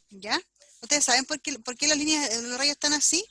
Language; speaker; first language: Spanish; native; Spanish